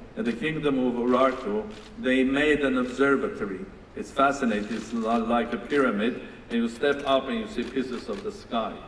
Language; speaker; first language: English; non-native, fluent; Armenian